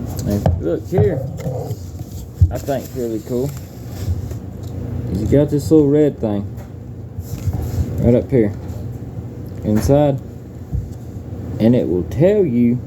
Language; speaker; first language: English; native; English